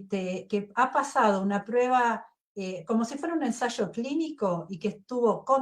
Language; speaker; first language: Spanish; native; Spanish